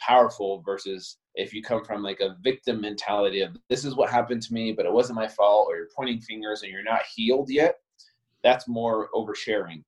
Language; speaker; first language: English; native; English